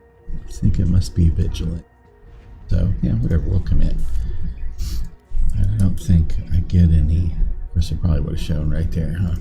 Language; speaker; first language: English; native; English